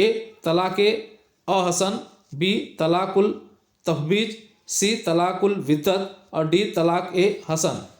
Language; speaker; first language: Hindi; native; Hindi